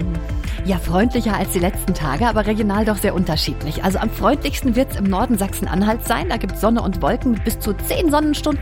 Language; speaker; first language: German; native; German